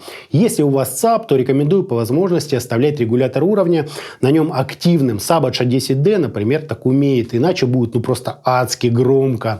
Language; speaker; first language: Russian; native; Russian